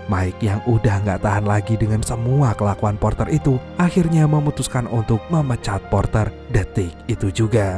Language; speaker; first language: Indonesian; native; Indonesian